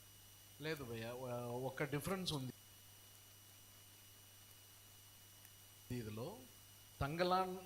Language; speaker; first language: Telugu; non-native, fluent; Tamil